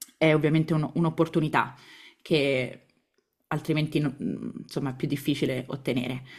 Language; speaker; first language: Italian; native; Italian